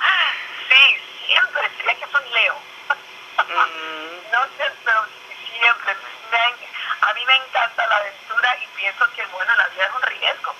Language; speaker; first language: Spanish; early bilingual, other home language; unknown